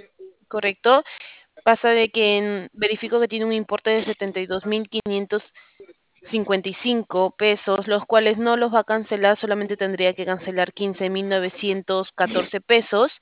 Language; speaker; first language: Spanish; native; Spanish